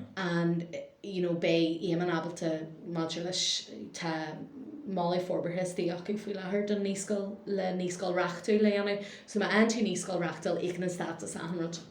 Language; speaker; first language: Irish; non-native, local second language; English